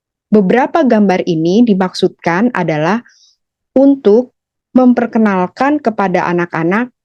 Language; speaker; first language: Indonesian; native; Indonesian